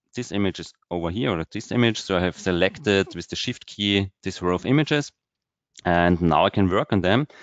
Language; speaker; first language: English; non-native, fluent; German